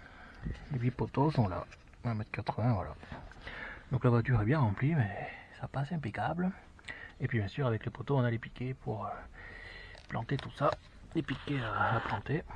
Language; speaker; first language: French; native; French